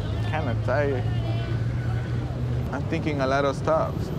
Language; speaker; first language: English; early bilingual, other home language; Spanish